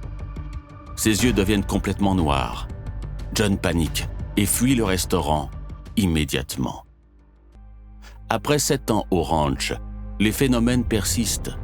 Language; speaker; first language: French; native; French